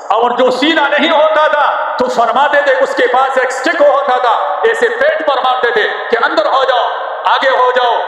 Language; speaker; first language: Urdu; non-native, local second language; Pashto